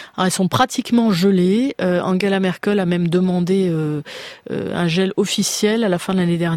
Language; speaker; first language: French; native; French